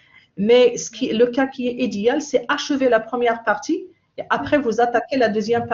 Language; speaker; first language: French; non-native, local second language; Arabic